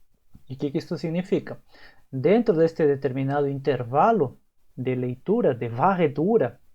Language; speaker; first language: Portuguese; native; Portuguese